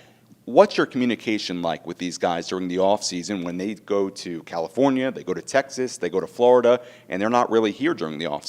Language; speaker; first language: English; native; English